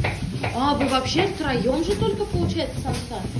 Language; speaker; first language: Russian; native; Russian